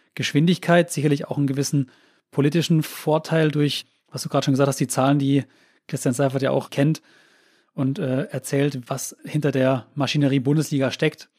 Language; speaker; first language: German; native; German